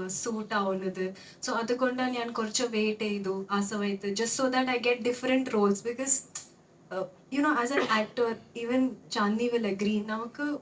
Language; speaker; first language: Malayalam; non-native, local second language; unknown